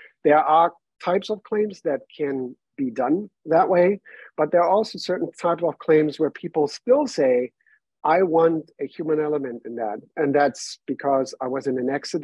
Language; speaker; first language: English; non-native, fluent; German